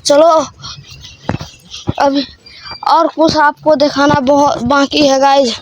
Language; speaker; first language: Hindi; non-native, local second language; Maithili